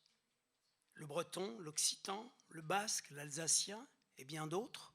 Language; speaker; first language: French; native; French